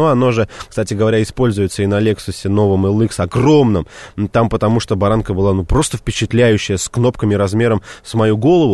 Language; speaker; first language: Russian; native; Russian